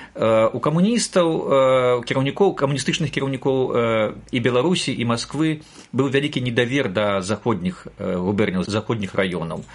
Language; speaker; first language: Belarusian; native; Belarusian